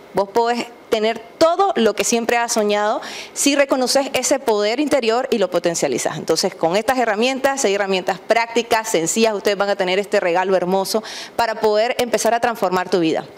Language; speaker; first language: Spanish; native; Spanish